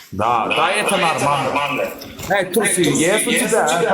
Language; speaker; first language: Russian; non-native, learner; Turkmen